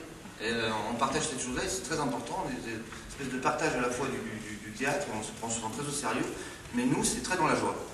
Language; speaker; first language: French; native; French